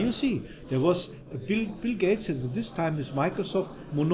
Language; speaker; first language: English; non-native, fluent; German